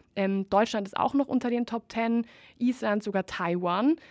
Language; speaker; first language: German; non-native, fluent; Spanish